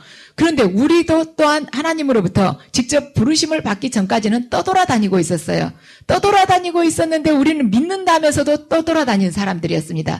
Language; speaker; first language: Korean; native; Korean